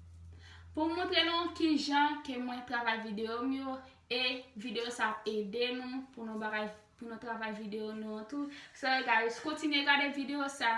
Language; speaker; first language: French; non-native, learner; Haitian Creole